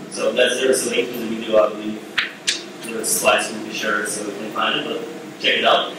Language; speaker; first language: English; non-native, fluent; Ukrainian